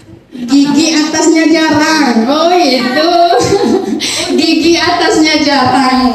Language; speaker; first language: Indonesian; native; Indonesian